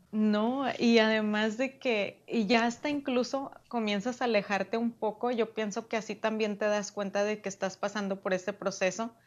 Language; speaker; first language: Spanish; native; Spanish